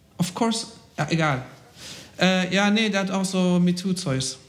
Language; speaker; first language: English; early bilingual, other home language; Persian